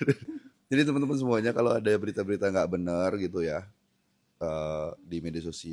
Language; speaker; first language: Indonesian; native; Indonesian